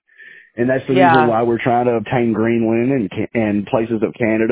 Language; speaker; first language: English; native; English